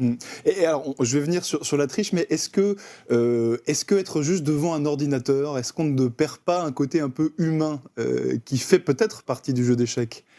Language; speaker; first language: French; native; French